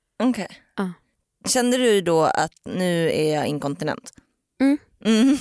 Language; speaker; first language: Swedish; native; Swedish